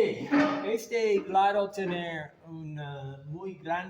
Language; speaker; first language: Spanish; non-native, learner; English